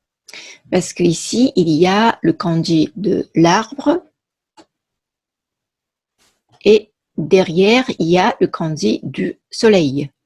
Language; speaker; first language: French; non-native, fluent; Japanese